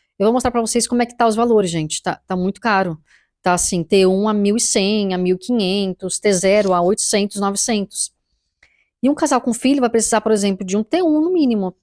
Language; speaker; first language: Portuguese; native; Portuguese